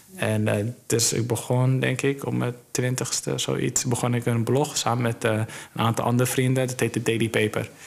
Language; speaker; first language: Dutch; early bilingual, other home language; Somali